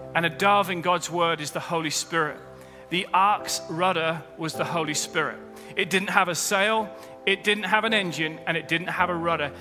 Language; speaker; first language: English; native; English